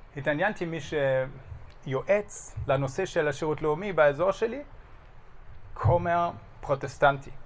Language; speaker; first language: Hebrew; non-native, fluent; German